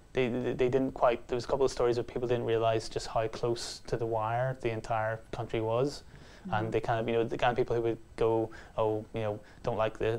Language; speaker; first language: English; native; English